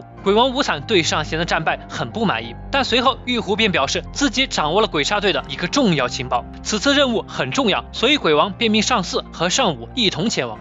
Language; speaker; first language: Chinese; native; Chinese